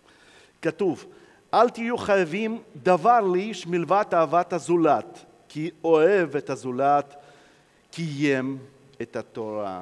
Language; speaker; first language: Hebrew; non-native, fluent; Russian